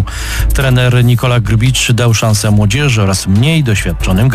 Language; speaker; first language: Polish; native; Polish